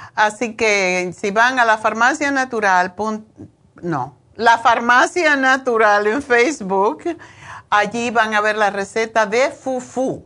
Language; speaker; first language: Spanish; native; Spanish